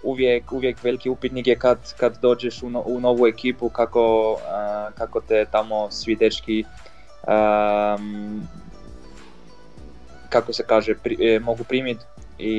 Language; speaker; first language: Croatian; non-native, fluent; Polish